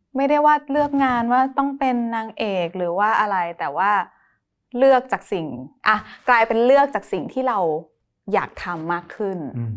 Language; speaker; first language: Thai; native; Thai